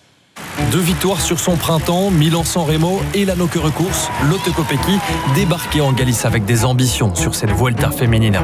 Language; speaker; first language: French; native; French